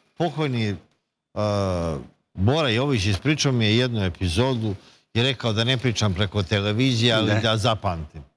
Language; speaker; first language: Bosnian; native; Bosnian